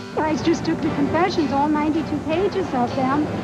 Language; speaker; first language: English; native; English